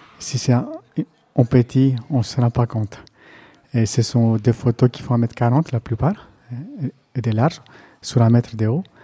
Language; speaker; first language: French; non-native, fluent; Greek